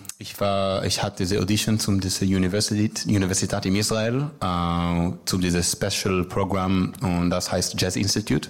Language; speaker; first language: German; non-native, learner; Hebrew